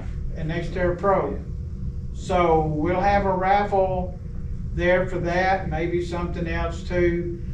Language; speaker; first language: English; native; English